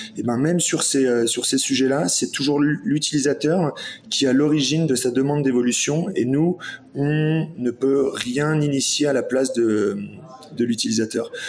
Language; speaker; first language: French; native; French